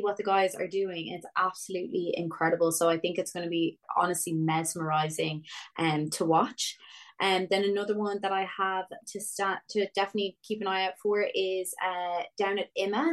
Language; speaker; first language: English; native; English